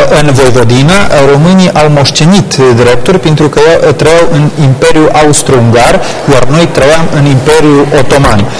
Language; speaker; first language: Romanian; early bilingual, heritage; Romanian